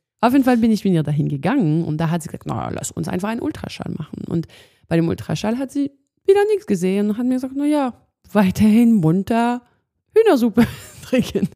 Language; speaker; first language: German; non-native, fluent; French